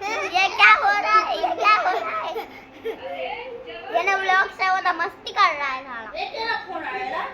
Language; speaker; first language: Hindi; native; Hindi